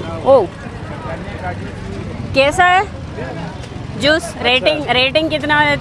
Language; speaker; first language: Hindi; non-native, local second language; Telugu